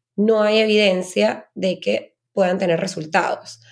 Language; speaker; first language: Spanish; native; Spanish